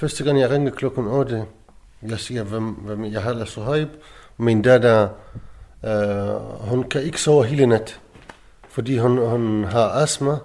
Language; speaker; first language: Danish; non-native, learner; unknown